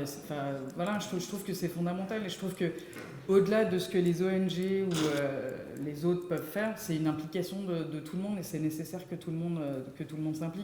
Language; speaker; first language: French; native; French